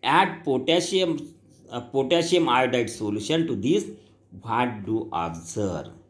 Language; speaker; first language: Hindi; non-native, local second language; Marathi